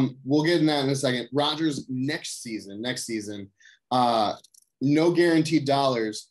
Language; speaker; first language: English; native; English